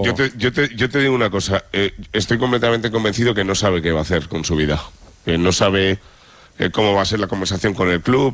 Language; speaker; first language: Spanish; native; Spanish